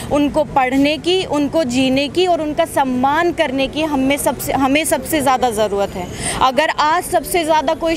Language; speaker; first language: Hindi; native; Hindi